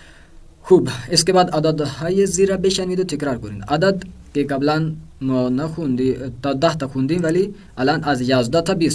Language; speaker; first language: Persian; non-native, fluent; Urdu